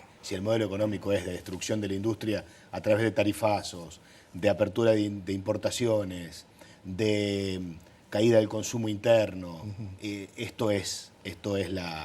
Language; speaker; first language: Spanish; native; Spanish